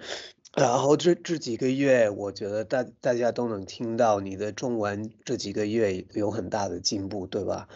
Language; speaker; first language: Chinese; non-native, fluent; English